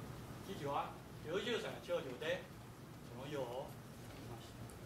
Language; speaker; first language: Japanese; non-native, fluent; Chinese